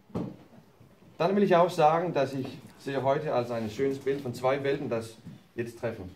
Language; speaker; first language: German; non-native, learner; Danish